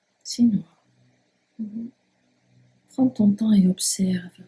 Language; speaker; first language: French; native; French